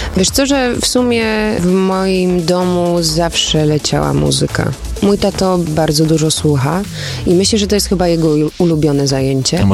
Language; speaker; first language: Polish; early bilingual, heritage; Polish